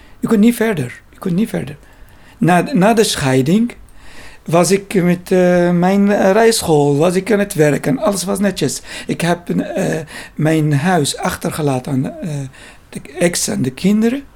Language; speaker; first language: Dutch; non-native, learner; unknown